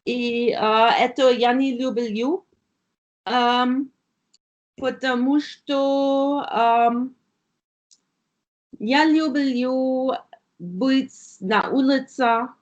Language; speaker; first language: Russian; non-native, learner; German